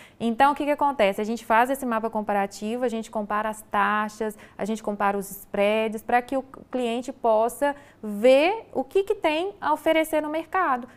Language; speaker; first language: Portuguese; native; Portuguese